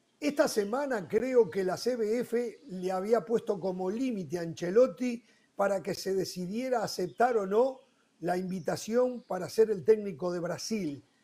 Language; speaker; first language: Spanish; native; Spanish